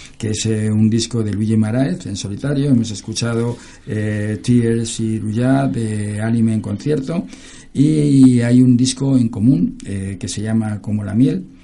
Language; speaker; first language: Spanish; native; Spanish